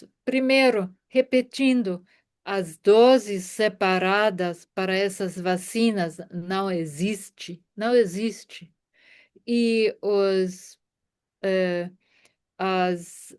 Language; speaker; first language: Portuguese; non-native, fluent; German